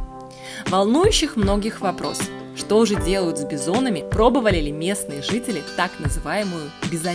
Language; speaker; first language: Russian; native; Russian